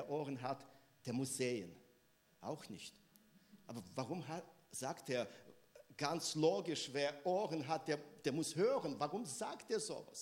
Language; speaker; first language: German; non-native, fluent; Russian